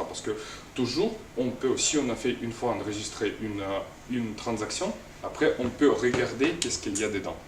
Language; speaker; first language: French; non-native, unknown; Russian